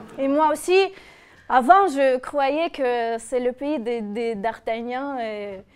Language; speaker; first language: French; non-native, fluent; Russian